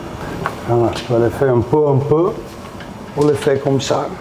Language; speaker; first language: French; non-native, learner; Italian